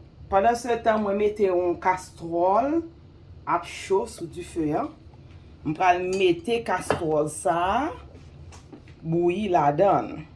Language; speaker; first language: French; non-native, local second language; Haitian Creole